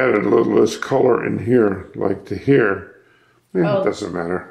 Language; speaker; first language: English; native; English